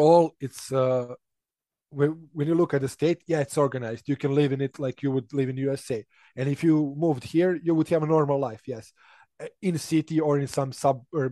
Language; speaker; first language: English; non-native, fluent; Serbian